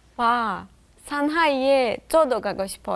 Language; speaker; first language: Korean; non-native, learner; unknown